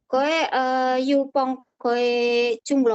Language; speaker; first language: Cantonese; non-native, learner; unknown